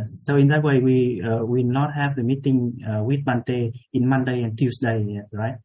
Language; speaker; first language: English; non-native, learner; Vietnamese